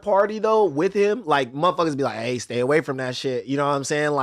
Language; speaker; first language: English; native; English